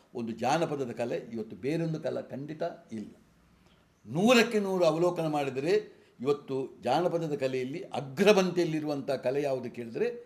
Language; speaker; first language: Kannada; non-native, local second language; Tulu